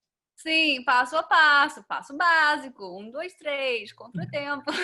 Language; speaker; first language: Portuguese; non-native, fluent; English